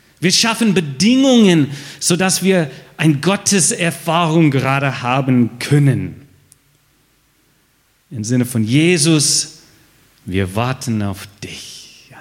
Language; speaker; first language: German; non-native, fluent; English